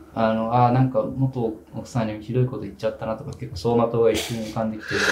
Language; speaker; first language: Japanese; native; Japanese